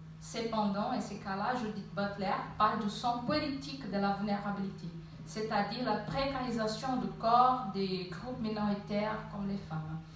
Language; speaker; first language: French; non-native, fluent; Portuguese